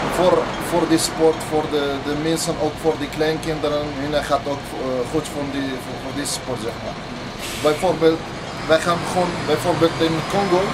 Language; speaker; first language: Dutch; non-native, learner; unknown